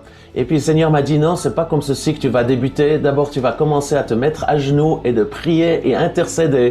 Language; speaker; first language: French; native; French